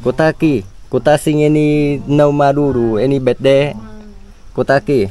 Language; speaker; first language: Portuguese; non-native, learner; Vietnamese